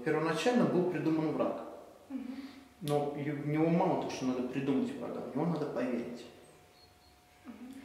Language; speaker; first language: Russian; native; Russian